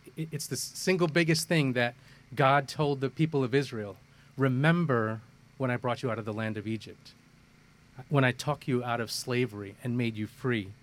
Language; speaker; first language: English; early bilingual, other home language; Malayalam